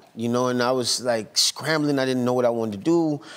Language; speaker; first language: English; native; English